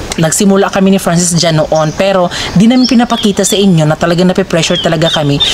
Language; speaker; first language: Filipino; non-native, local second language; Cebuano